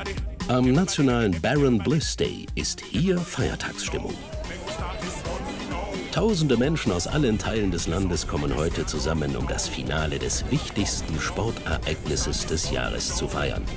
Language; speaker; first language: German; native; German